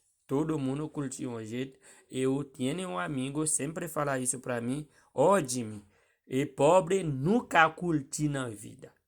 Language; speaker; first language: Portuguese; non-native, learner; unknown